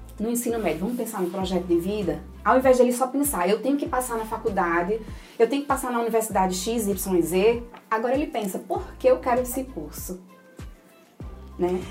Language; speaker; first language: Portuguese; native; Portuguese